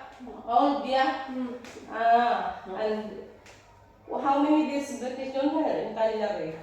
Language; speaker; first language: English; non-native, local second language; Filipino